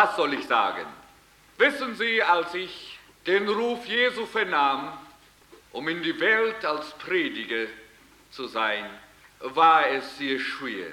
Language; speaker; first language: German; early bilingual, heritage; German